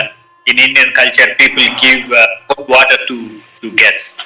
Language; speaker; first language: English; non-native, learner; Telugu